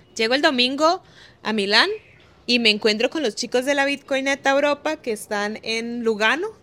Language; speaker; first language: Spanish; native; Spanish